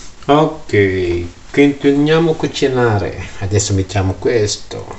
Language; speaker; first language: Italian; non-native, learner; Filipino